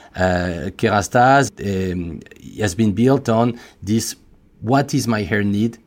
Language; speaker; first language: English; non-native, fluent; French